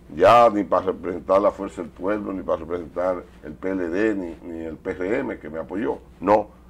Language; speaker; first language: Spanish; native; Spanish